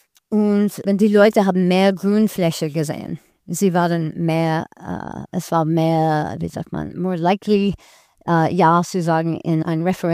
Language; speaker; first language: German; non-native, learner; English